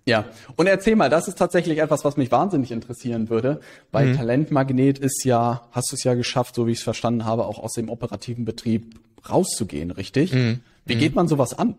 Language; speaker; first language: German; native; German